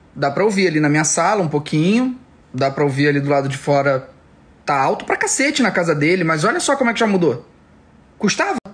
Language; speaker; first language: Portuguese; native; Portuguese